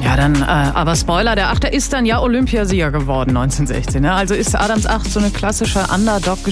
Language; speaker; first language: German; native; German